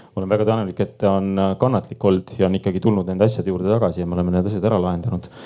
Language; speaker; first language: Estonian; native; Estonian